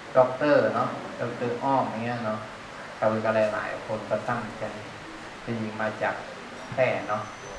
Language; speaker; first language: Thai; native; Thai